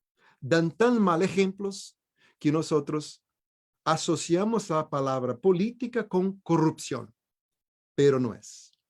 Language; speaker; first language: Spanish; non-native, fluent; Portuguese